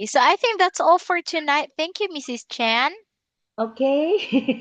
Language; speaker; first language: English; non-native, local second language; Filipino